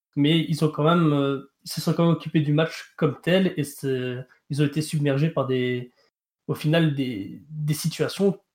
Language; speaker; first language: French; native; French